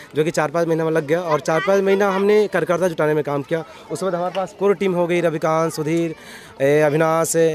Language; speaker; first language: Hindi; native; Hindi